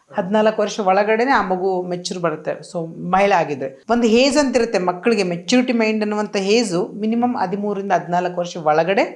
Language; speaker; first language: Kannada; native; Kannada